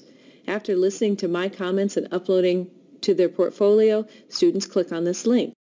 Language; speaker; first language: English; native; English